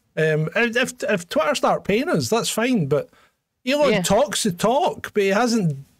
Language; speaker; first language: English; native; English